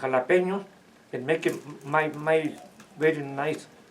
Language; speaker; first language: English; non-native, learner; Spanish